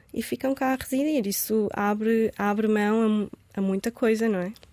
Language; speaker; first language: Portuguese; early bilingual, other home language; Romanian